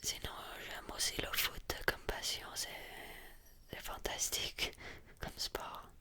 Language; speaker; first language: French; early bilingual, heritage; French